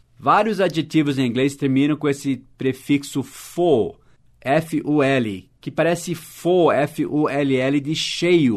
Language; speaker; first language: Portuguese; non-native, fluent; English